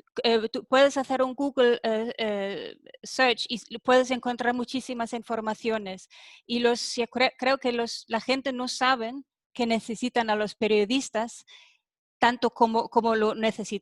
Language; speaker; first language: Spanish; non-native, fluent; German